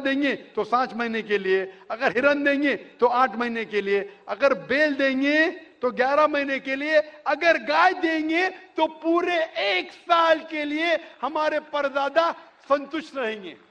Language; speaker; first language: Hindi; native; Hindi